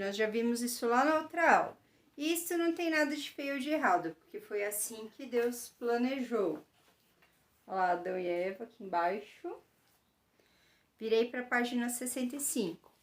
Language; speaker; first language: Portuguese; native; Portuguese